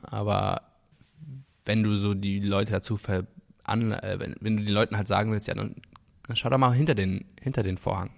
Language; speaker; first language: German; non-native, local second language; Luxembourgish